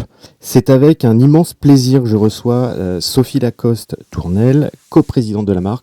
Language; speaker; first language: French; native; French